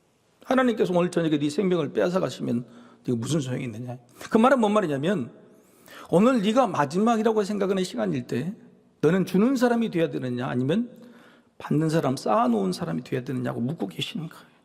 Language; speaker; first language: Korean; native; Korean